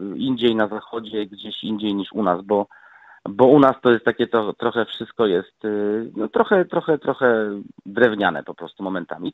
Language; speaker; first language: Polish; native; Polish